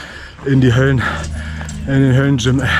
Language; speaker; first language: German; native; German